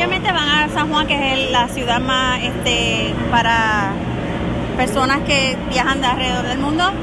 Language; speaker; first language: Spanish; native; Spanish